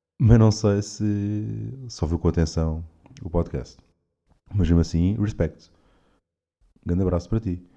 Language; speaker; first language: Portuguese; native; Portuguese